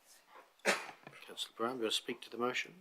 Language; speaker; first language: English; native; English